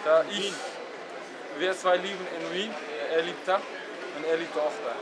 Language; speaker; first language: German; non-native, learner; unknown